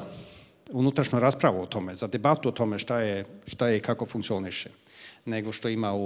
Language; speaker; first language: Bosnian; non-native, fluent; Swedish